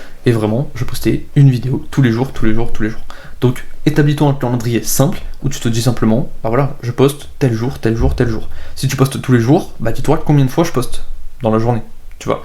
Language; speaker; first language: French; native; French